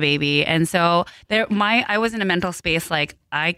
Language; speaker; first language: English; early bilingual, other home language; Korean